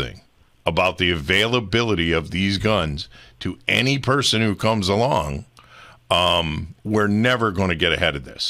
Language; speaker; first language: English; native; English